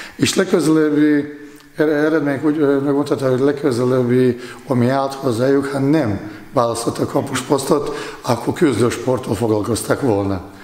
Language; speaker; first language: Hungarian; non-native, fluent; Bosnian